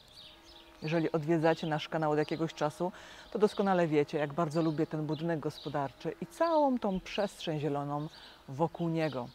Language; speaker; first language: Polish; native; Polish